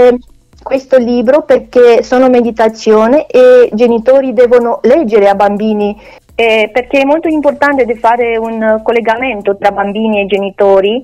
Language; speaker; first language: Italian; non-native, learner; Romanian